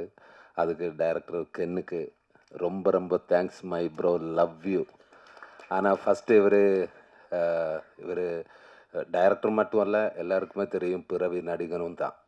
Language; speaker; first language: Tamil; non-native, learner; Malayalam